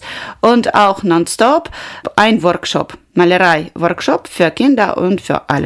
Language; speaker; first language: German; non-native, learner; Ukrainian